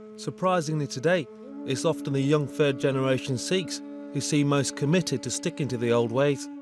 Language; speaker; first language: English; native; English